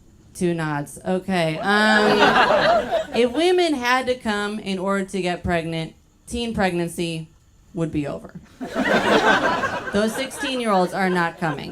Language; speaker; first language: English; native; English